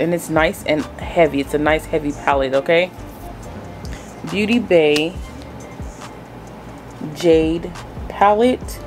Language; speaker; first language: English; native; English